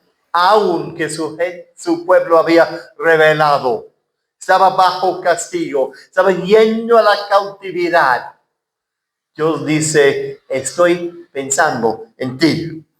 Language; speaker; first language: Spanish; non-native, fluent; English